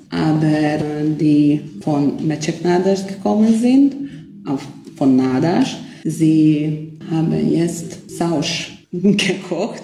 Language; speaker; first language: German; non-native, local second language; Hungarian